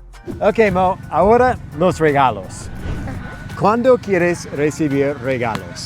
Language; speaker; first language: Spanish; non-native, fluent; English